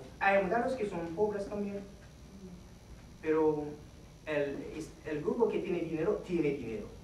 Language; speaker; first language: Spanish; non-native, fluent; Haitian Creole